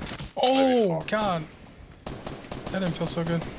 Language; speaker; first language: English; native; English